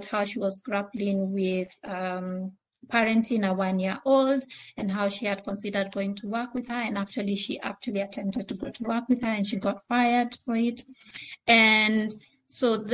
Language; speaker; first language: English; non-native, local second language; Swahili